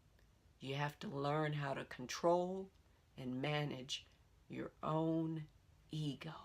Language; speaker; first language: English; native; English